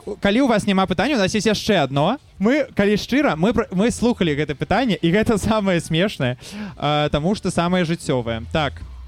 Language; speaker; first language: Belarusian; non-native, local second language; Russian